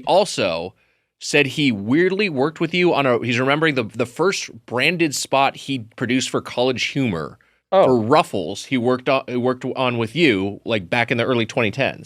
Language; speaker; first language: English; native; English